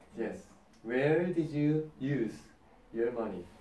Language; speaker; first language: English; non-native, fluent; Korean